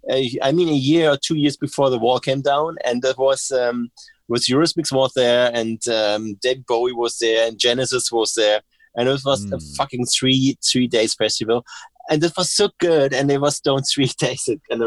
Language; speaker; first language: English; non-native, fluent; German